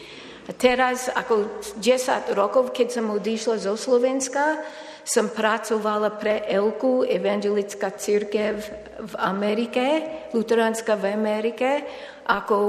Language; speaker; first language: Slovak; non-native, fluent; English